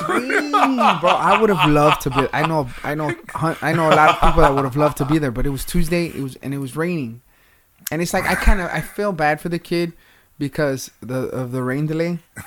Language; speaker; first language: English; early bilingual, other home language; Spanish